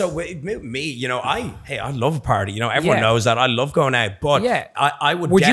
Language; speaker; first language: English; native; English